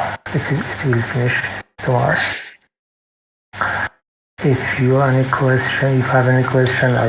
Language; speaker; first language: English; non-native, fluent; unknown